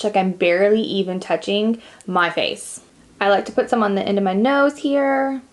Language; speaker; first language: English; native; English